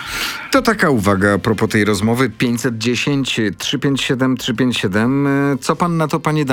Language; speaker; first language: Polish; native; Polish